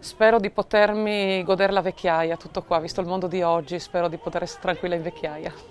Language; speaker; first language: Italian; native; Italian